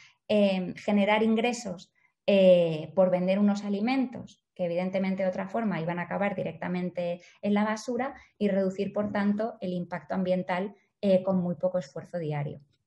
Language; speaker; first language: Spanish; native; Spanish